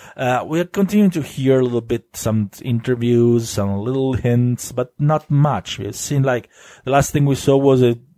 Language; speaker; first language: English; non-native, fluent; Italian